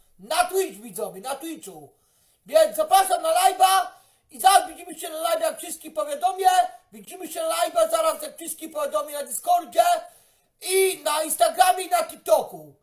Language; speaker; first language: Polish; native; Polish